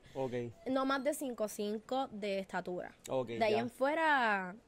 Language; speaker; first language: Spanish; native; Spanish